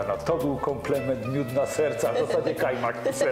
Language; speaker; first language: Polish; native; Polish